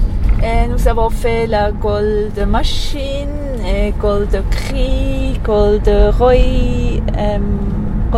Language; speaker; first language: French; non-native, learner; English